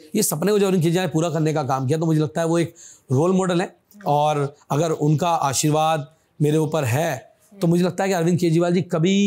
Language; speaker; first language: Hindi; native; Hindi